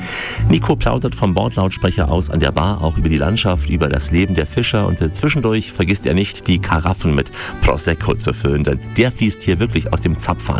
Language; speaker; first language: German; native; German